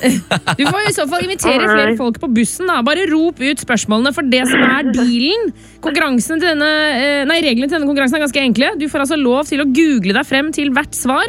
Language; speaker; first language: Norwegian; native; Norwegian